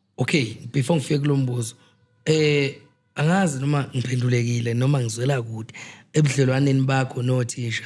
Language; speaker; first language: Zulu; native; Zulu